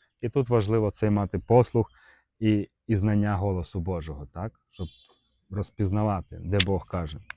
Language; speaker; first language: Ukrainian; non-native, local second language; Russian